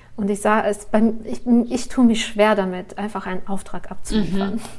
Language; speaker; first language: German; early bilingual, other home language; Russian